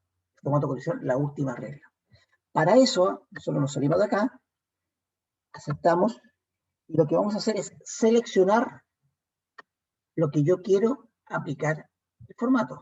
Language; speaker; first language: Spanish; native; Spanish